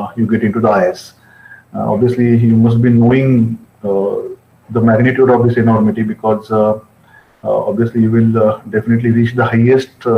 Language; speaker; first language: English; non-native, local second language; Marathi